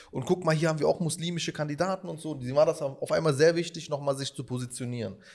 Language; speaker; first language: German; early bilingual, other home language; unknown